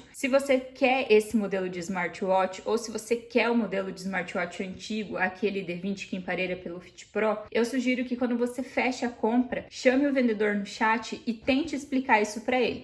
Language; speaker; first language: Portuguese; native; Portuguese